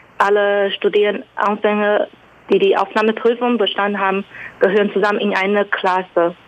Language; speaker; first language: German; non-native, fluent; Chinese